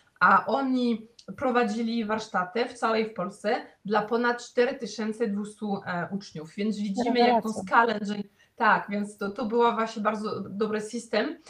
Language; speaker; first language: Polish; non-native, fluent; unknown